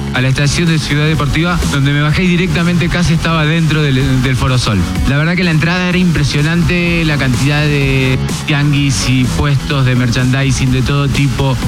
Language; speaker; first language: Spanish; native; Spanish